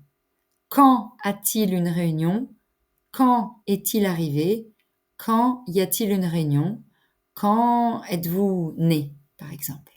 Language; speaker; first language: French; native; French